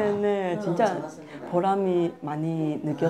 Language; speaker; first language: Korean; non-native, learner; Chinese